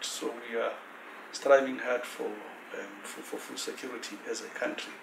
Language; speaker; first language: English; non-native, local second language; Tswana